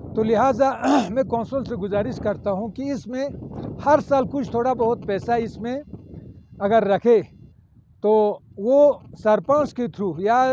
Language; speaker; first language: Urdu; non-native, local second language; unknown